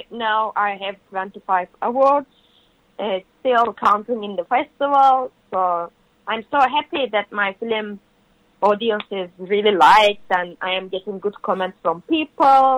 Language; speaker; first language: English; non-native, learner; Turkish